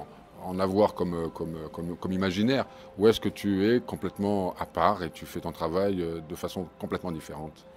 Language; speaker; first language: French; native; French